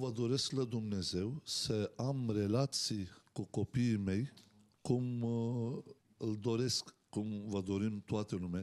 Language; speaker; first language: Romanian; non-native, learner; Turkish